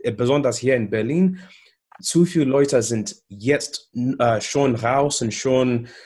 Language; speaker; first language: German; non-native, learner; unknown